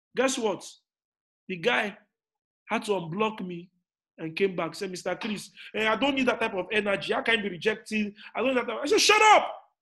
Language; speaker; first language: English; non-native, local second language; Igbo